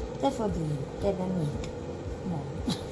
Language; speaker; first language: Swedish; non-native, learner; Thai